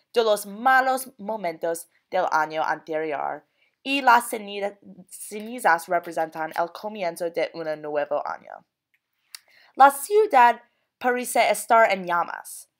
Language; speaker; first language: Spanish; non-native, learner; English